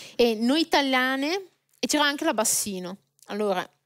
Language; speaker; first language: Italian; native; Italian